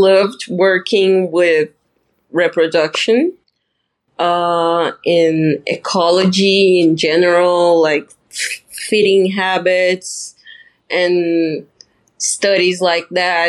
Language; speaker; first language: English; non-native, fluent; Portuguese